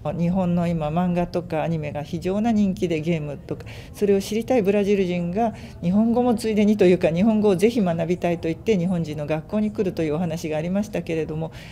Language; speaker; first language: Japanese; native; Japanese